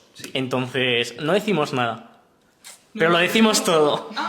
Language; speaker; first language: Spanish; native; Spanish